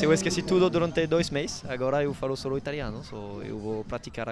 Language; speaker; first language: Portuguese; non-native, learner; Italian